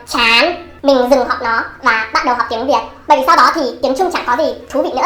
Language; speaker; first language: Vietnamese; non-native, fluent; English